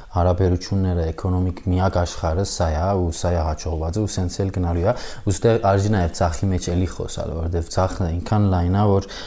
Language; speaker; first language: Armenian; native; Armenian